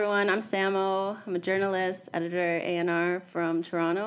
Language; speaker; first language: English; native; English